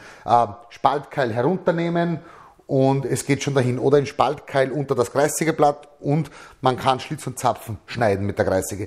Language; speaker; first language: German; native; German